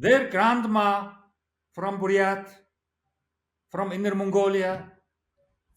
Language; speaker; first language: English; non-native, learner; Mongolian